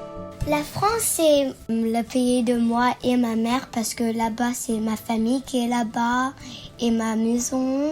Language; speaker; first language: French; early bilingual, heritage; French